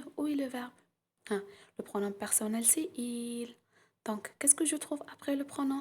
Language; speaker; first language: French; non-native, local second language; Arabic